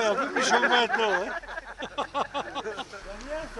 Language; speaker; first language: French; native; French